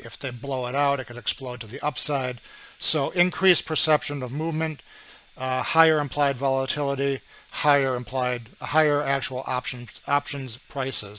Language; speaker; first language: English; native; English